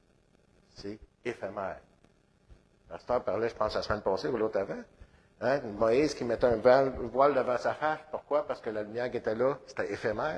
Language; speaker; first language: French; native; French